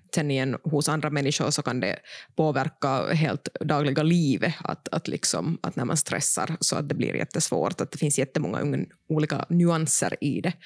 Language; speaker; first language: Swedish; non-native, local second language; Finnish